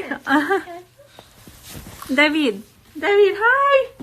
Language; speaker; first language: Russian; non-native, learner; English